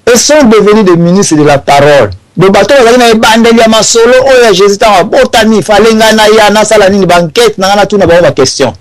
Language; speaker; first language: French; non-native, local second language; Lingala